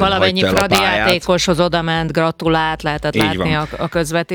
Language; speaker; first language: Hungarian; native; Hungarian